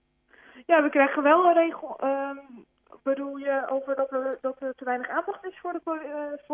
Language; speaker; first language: Dutch; native; Dutch